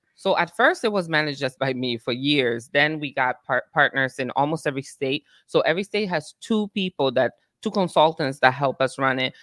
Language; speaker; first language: English; non-native, fluent; Italian